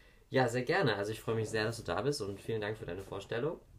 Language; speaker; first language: German; native; German